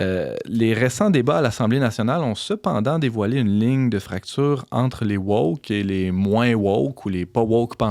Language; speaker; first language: French; native; French